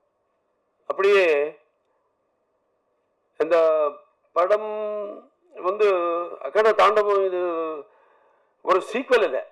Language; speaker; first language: Tamil; non-native, learner; Telugu